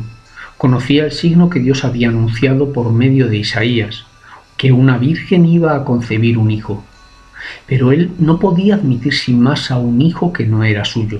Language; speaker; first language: Spanish; native; Spanish